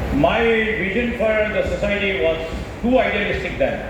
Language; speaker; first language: English; non-native, local second language; Telugu